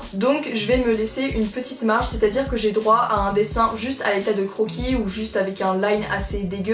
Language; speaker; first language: French; native; French